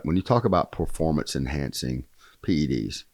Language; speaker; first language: English; native; English